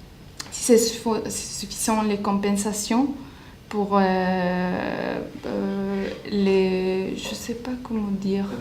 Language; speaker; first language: French; non-native, learner; Spanish